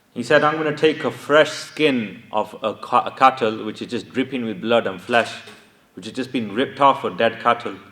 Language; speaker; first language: English; early bilingual, other home language; Punjabi